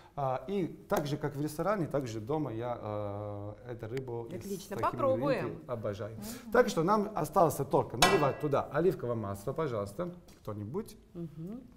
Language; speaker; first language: Russian; non-native, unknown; Italian